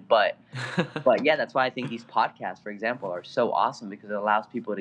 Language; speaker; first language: English; non-native, fluent; Spanish